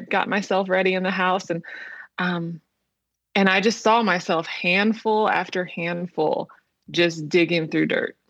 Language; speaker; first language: English; native; English